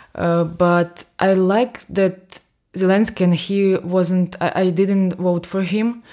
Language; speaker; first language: English; non-native, fluent; Ukrainian